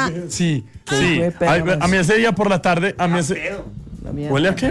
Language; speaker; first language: Spanish; native; Spanish